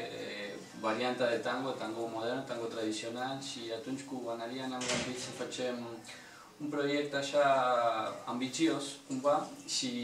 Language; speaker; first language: Romanian; non-native, fluent; Spanish